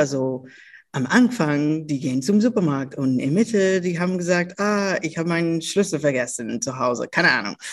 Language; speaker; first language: German; non-native, local second language; English